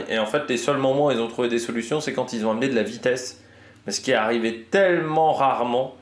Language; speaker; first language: French; native; French